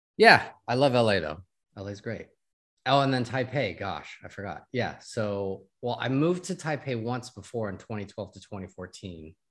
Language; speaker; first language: English; native; English